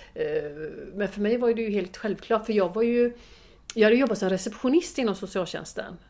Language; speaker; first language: Swedish; native; Swedish